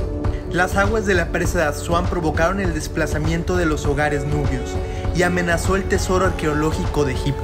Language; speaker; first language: Spanish; native; Spanish